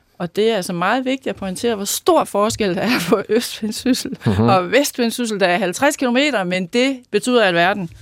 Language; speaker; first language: Danish; native; Danish